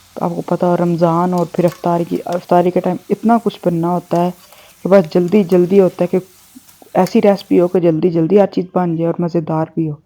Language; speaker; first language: Urdu; non-native, local second language; Punjabi